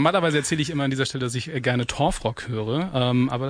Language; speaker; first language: German; native; German